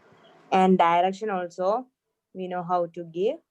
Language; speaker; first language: English; non-native, learner; Malayalam